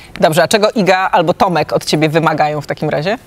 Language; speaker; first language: Polish; native; Polish